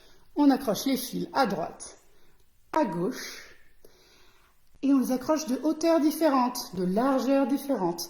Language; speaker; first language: French; native; French